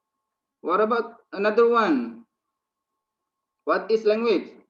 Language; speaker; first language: English; non-native, learner; Indonesian